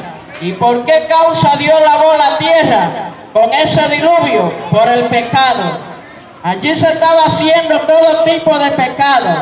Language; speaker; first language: Spanish; native; Spanish